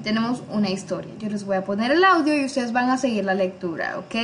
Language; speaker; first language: Spanish; native; Spanish